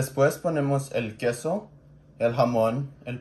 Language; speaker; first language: Spanish; non-native, learner; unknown